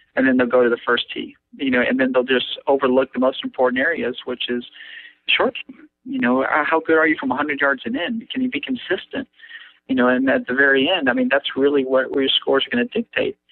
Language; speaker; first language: English; native; English